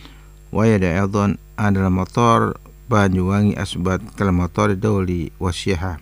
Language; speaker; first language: Arabic; non-native, learner; Indonesian